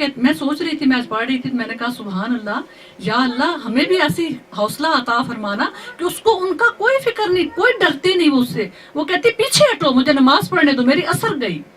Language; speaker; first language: Urdu; native; Urdu